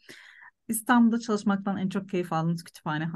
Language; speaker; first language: Turkish; native; Turkish